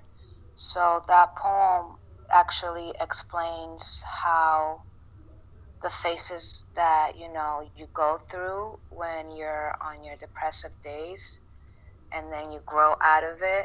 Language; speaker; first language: English; non-native, fluent; Spanish